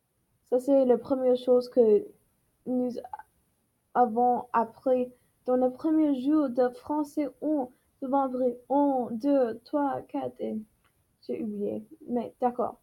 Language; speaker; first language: French; non-native, learner; English